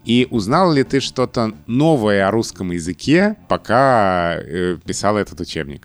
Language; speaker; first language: Russian; native; Russian